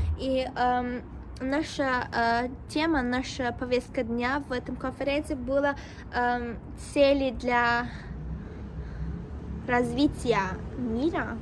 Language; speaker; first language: Russian; non-native, learner; Turkish